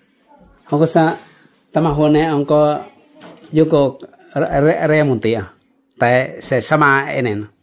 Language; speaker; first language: Finnish; non-native, learner; Vietnamese